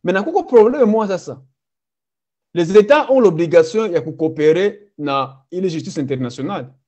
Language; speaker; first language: French; non-native, local second language; Swahili